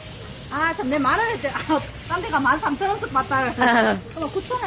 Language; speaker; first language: Korean; native; Korean